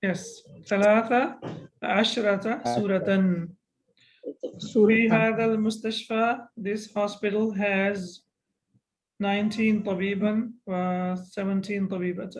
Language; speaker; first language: Arabic; non-native, fluent; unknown